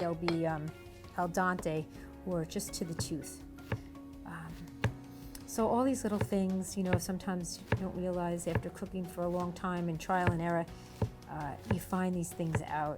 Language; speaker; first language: English; native; English